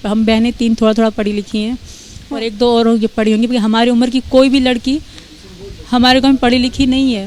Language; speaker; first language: Hindi; non-native, local second language; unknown